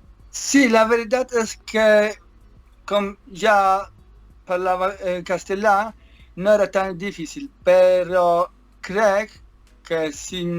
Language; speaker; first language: Catalan; non-native, learner; Polish